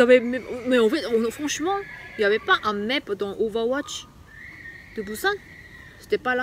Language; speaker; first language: French; non-native, fluent; Korean